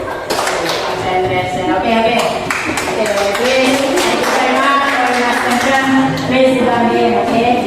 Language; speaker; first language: English; non-native, fluent; Indonesian